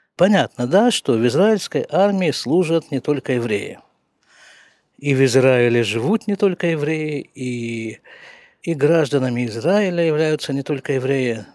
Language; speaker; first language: Russian; native; Russian